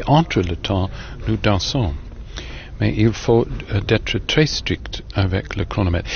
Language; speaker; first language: French; non-native, learner; English